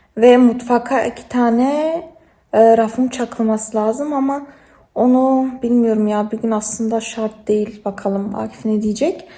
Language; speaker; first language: Turkish; early bilingual, heritage; Turkish